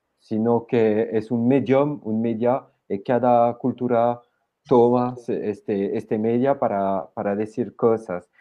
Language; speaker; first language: Spanish; non-native, fluent; French